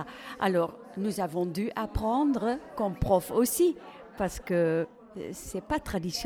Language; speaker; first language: French; non-native, fluent; Dutch